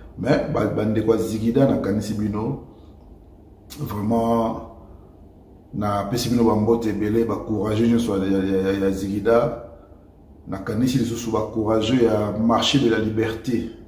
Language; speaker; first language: Lingala; native; Lingala